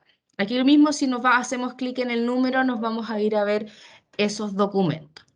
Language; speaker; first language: Spanish; native; Spanish